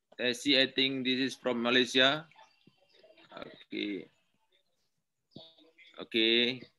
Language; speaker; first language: English; non-native, learner; Indonesian